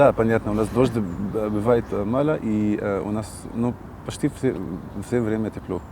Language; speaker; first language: Russian; non-native, learner; Arabic